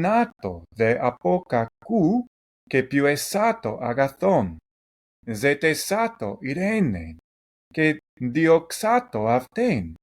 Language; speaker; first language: Greek; non-native, learner; English